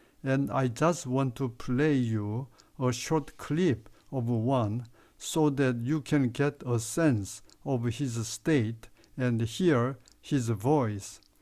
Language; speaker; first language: English; non-native, fluent; Korean